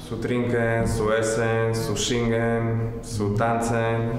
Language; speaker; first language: German; non-native, learner; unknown